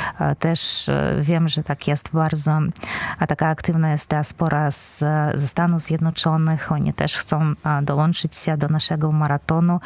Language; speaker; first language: Polish; non-native, fluent; Belarusian